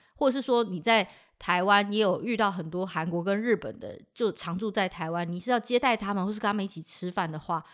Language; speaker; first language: Chinese; native; Chinese